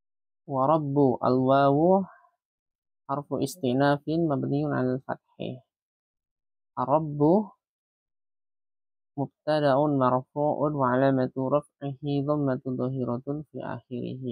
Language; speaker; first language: Arabic; non-native, learner; Indonesian